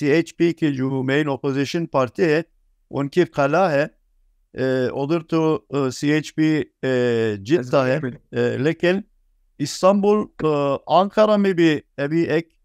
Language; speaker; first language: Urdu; non-native, fluent; Turkish